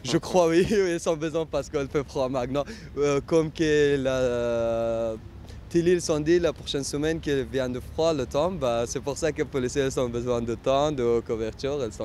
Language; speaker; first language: French; non-native, learner; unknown